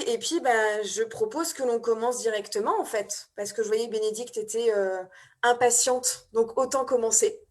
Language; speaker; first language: French; native; French